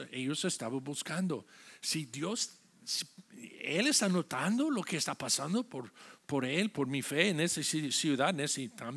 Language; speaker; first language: Spanish; non-native, fluent; English